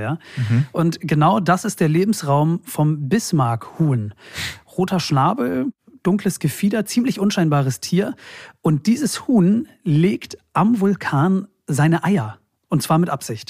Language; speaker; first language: German; native; German